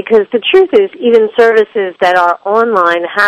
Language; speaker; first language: English; native; English